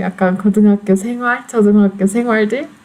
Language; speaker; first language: Korean; non-native, fluent; Turkish